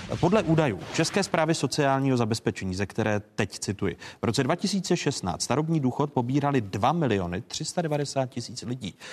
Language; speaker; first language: Czech; native; Czech